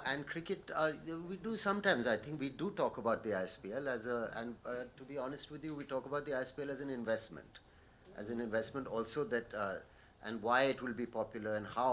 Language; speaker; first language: English; non-native, local second language; Hindi